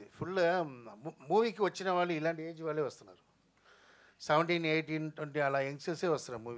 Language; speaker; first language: Telugu; non-native, local second language; Tamil